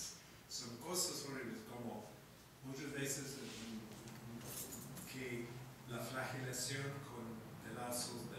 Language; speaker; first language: Spanish; non-native, fluent; English